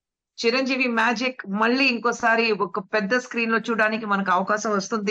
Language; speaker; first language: Telugu; non-native, local second language; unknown